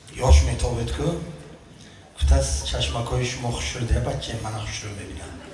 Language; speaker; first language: Tajik; native; Tajik